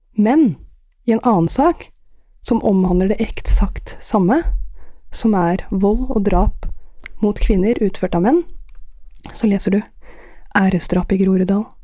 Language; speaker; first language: Norwegian; early bilingual, other home language; Persian